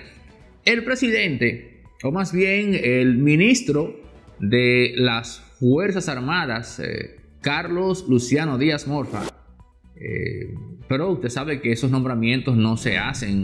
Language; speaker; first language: Spanish; native; Spanish